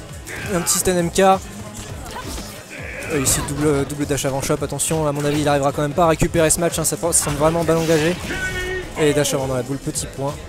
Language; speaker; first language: French; native; French